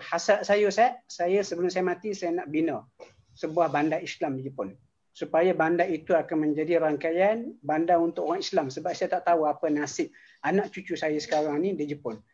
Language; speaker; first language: Malay; native; Malay